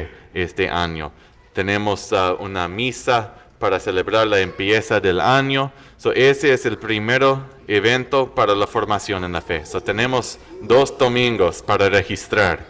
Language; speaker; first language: Spanish; non-native, learner; English